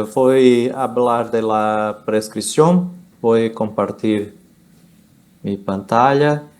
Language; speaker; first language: Spanish; non-native, learner; Portuguese